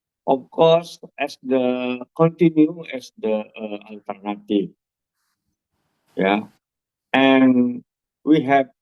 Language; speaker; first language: English; non-native, learner; Indonesian